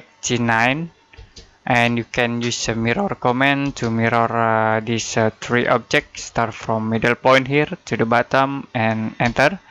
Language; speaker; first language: English; non-native, learner; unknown